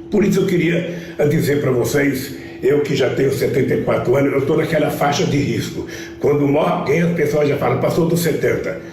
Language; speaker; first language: Portuguese; native; Portuguese